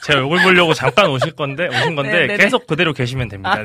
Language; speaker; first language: Korean; native; Korean